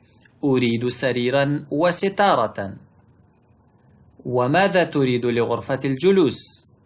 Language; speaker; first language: Arabic; non-native, fluent; Pashto